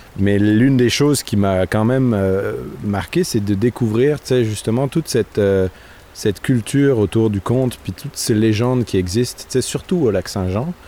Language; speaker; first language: French; native; French